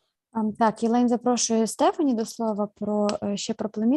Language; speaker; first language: Ukrainian; native; Ukrainian